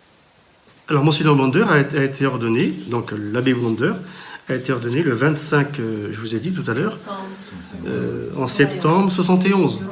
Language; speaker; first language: French; native; French